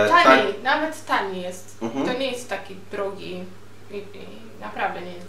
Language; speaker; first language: Polish; non-native, learner; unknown